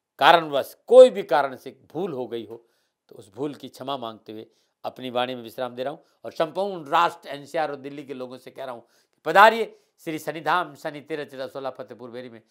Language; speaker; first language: Hindi; native; Hindi